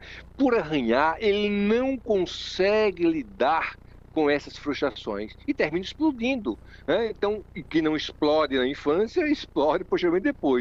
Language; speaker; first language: Portuguese; native; Portuguese